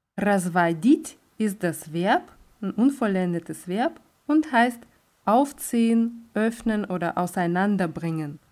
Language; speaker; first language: German; non-native, fluent; Russian